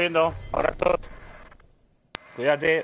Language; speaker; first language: Spanish; native; Spanish